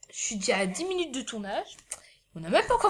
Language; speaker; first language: French; native; French